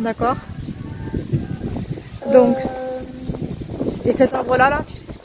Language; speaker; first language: French; native; French